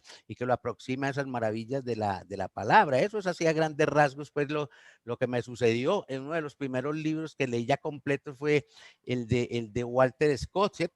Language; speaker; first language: Spanish; native; Spanish